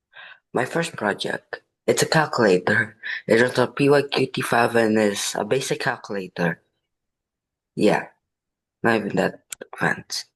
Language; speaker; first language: English; non-native, fluent; Indonesian